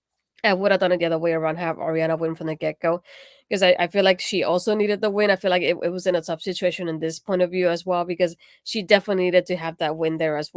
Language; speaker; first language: English; native; English